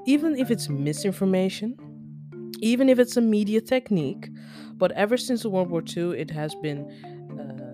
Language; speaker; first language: English; non-native, fluent; Dutch